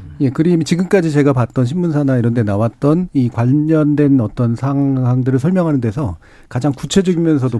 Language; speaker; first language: Korean; native; Korean